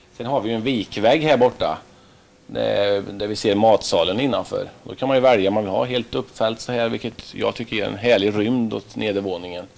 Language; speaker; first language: Swedish; native; Swedish